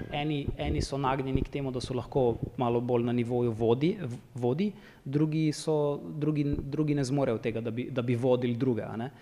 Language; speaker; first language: Slovenian; native; Slovenian